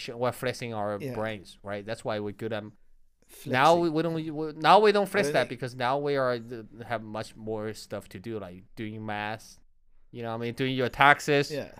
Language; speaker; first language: English; non-native, fluent; Chinese